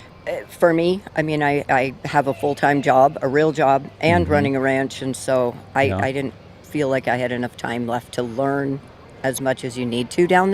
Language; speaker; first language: English; native; English